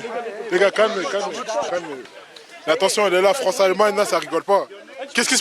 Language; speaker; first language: French; native; French